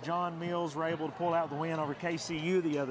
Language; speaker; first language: English; native; English